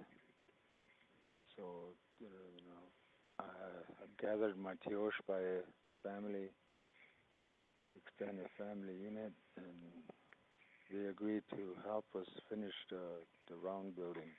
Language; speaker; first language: English; early bilingual, other home language; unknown